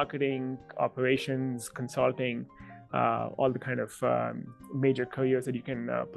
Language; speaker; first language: English; non-native, local second language; Hindi